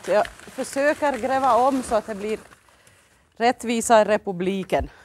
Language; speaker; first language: Swedish; native; Swedish